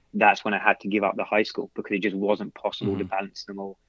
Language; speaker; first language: English; native; English